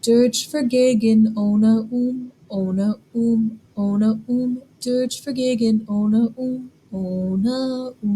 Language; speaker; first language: German; non-native, fluent; English